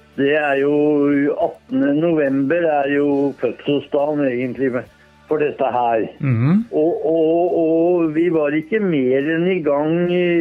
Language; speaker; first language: Norwegian; native; Norwegian